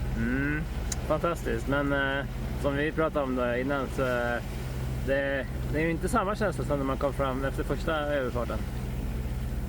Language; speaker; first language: Swedish; native; Swedish